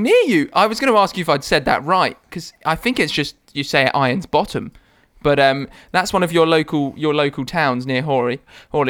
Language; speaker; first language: English; native; English